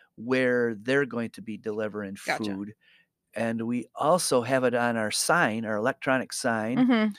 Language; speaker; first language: English; native; English